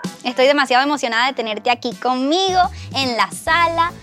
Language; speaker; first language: Spanish; early bilingual, heritage; Spanish